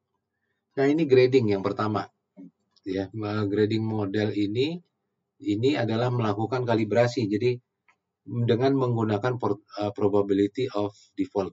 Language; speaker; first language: Indonesian; native; Indonesian